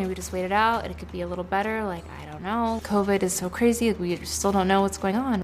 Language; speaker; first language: English; native; English